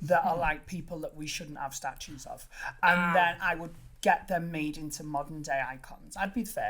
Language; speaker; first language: English; native; English